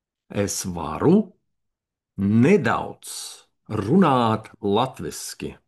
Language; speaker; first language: Latvian; non-native, learner; Russian